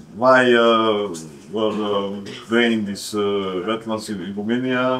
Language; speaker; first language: English; non-native, learner; Hungarian